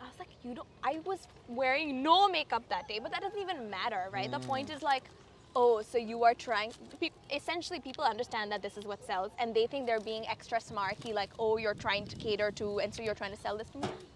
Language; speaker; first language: English; early bilingual, other home language; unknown